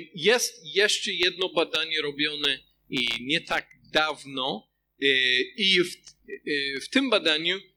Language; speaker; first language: Polish; non-native, fluent; English